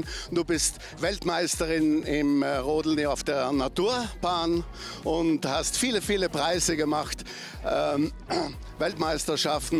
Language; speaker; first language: German; native; German